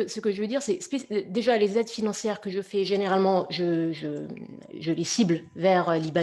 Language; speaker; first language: French; non-native, local second language; Arabic